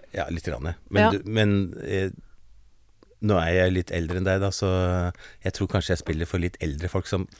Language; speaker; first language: Norwegian; native; Norwegian